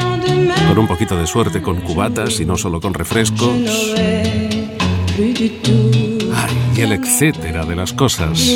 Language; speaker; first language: Spanish; native; Spanish